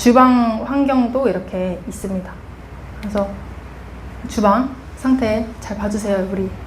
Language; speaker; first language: Korean; native; Korean